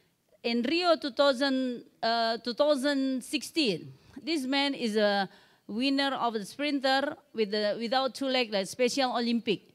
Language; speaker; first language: English; non-native, local second language; Indonesian